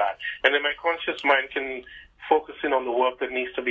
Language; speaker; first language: English; non-native, local second language; Igbo